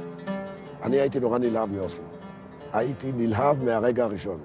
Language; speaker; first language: Hebrew; native; Hebrew